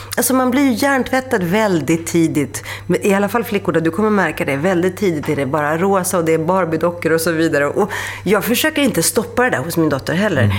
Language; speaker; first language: Swedish; early bilingual, other home language; Greek